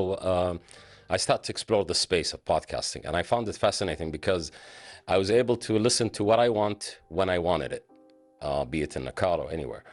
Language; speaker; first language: English; non-native, fluent; Arabic